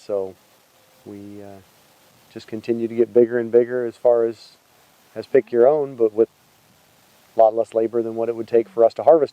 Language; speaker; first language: English; native; English